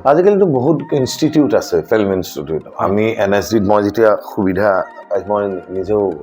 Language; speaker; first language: Assamese; native; Assamese